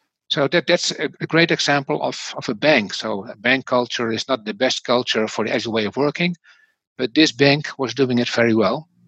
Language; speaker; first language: English; non-native, fluent; Dutch